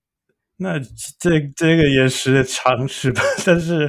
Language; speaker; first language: Chinese; non-native, learner; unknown